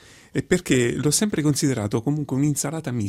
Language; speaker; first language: Italian; native; Italian